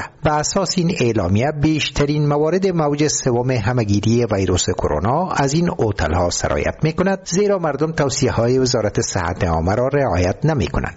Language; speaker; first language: Persian; native; Persian